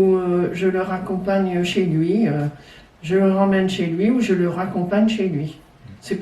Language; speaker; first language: French; native; French